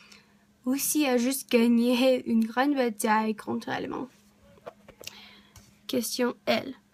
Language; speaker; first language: French; non-native, learner; English